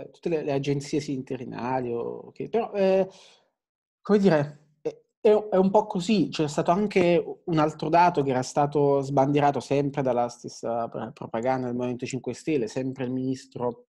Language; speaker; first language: Italian; native; Italian